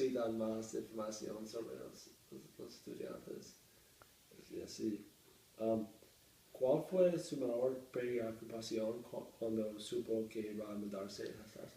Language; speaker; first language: Spanish; non-native, learner; English